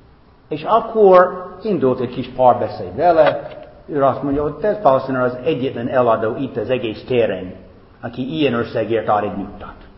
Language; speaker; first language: Hungarian; non-native, fluent; English